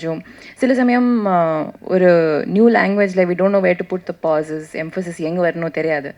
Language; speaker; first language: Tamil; non-native, learner; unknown